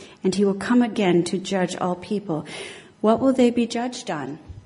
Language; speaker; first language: English; native; English